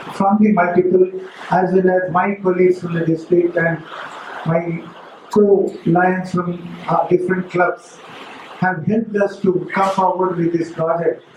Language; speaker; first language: English; non-native, local second language; Telugu